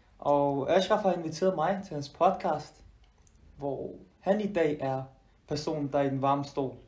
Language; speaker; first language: Danish; early bilingual, other home language; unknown